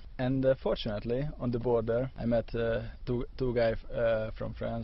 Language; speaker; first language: English; non-native, learner; Hungarian